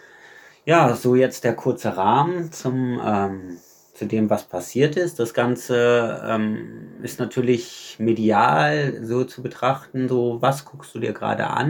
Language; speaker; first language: German; native; German